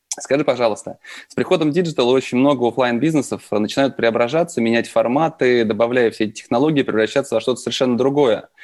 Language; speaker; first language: Russian; native; Russian